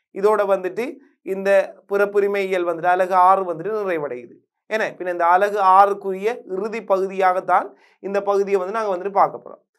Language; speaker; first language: Tamil; native; Tamil